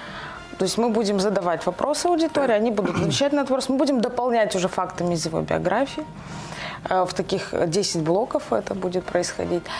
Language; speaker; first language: Russian; native; Russian